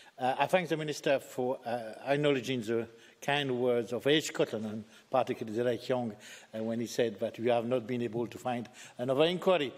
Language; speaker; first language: English; native; English